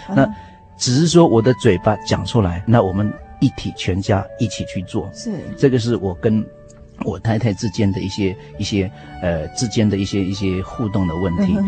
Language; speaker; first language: Chinese; non-native, local second language; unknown